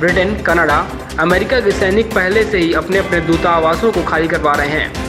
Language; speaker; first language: Hindi; native; Hindi